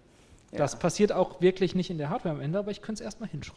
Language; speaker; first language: German; native; German